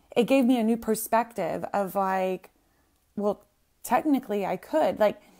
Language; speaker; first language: English; native; English